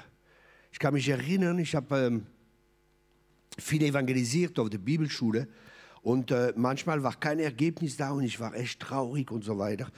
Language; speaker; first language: German; non-native, fluent; French